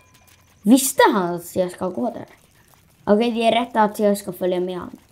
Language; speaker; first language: Swedish; early bilingual, other home language; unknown